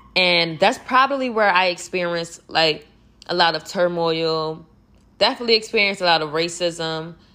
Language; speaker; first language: English; native; English